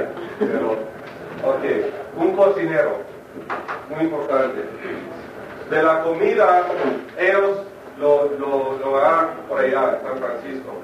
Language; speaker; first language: Spanish; non-native, fluent; English